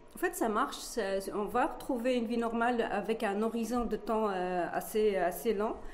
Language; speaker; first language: French; non-native, local second language; Arabic